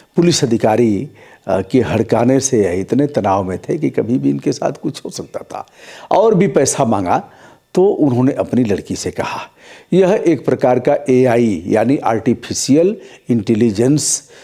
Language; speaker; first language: Hindi; native; Hindi